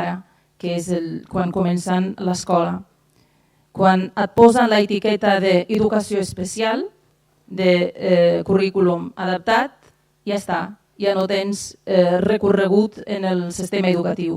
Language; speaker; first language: Catalan; non-native, fluent; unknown